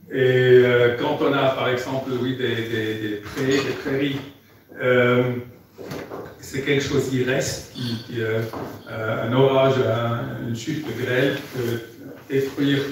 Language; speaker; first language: French; non-native, fluent; German